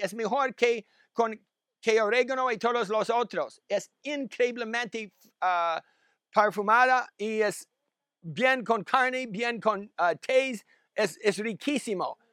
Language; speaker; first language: Spanish; non-native, learner; English